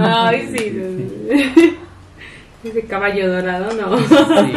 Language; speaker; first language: Spanish; native; Spanish